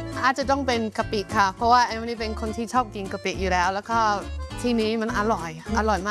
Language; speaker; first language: Thai; non-native, fluent; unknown